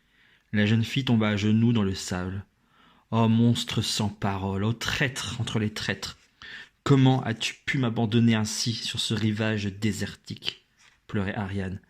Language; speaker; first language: French; native; French